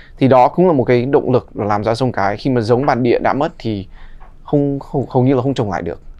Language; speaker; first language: Vietnamese; early bilingual, heritage; Vietnamese